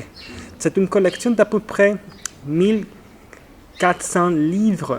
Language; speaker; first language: French; non-native, fluent; Spanish